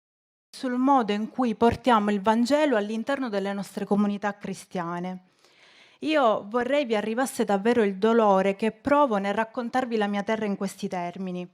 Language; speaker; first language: Italian; native; Italian